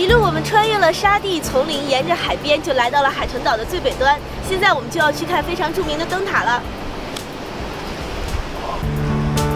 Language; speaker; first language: Chinese; native; Chinese